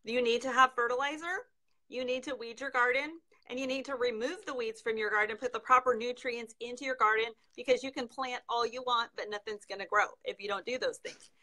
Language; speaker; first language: English; native; English